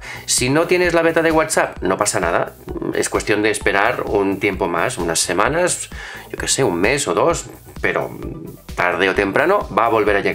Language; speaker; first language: Spanish; native; Spanish